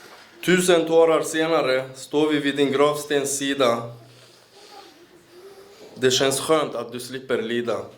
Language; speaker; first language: Swedish; early bilingual, other home language; Central Kurdish